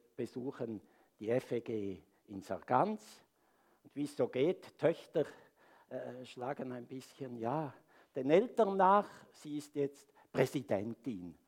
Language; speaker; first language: German; native; German